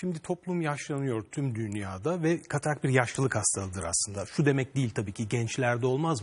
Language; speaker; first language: Turkish; native; Turkish